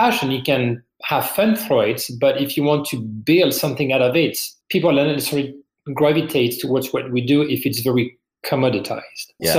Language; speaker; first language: English; non-native, fluent; French